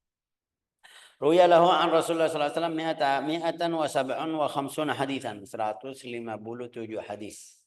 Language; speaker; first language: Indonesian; non-native, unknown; Arabic